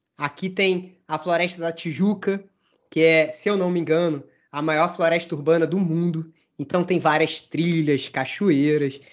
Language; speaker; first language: Portuguese; native; Portuguese